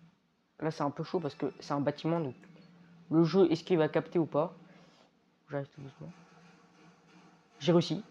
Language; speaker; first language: French; native; French